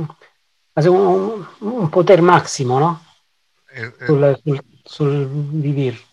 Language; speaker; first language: Spanish; non-native, learner; Italian